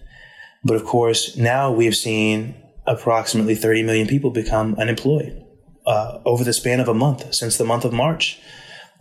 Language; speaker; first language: English; native; English